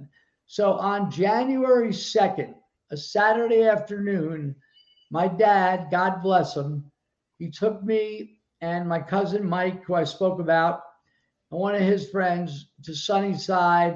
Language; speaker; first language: English; native; English